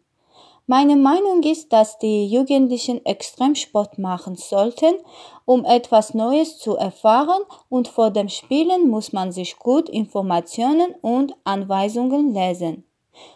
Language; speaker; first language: German; non-native, learner; Armenian